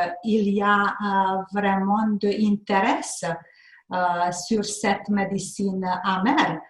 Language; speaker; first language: French; non-native, fluent; Hungarian